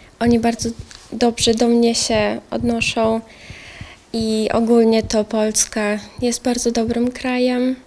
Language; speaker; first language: Polish; non-native, fluent; Russian